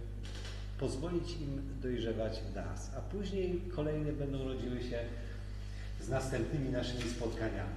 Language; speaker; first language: Polish; native; Polish